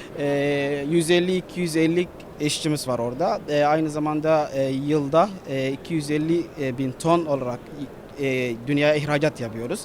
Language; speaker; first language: Turkish; non-native, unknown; Somali